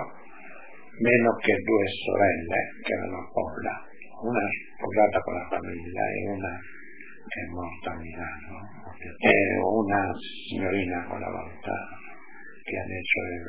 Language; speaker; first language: Italian; native; Italian